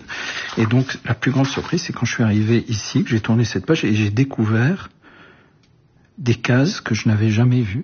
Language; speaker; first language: French; early bilingual, other home language; Arabic